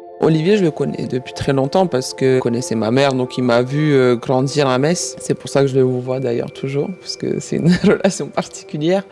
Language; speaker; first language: French; early bilingual, other home language; Croatian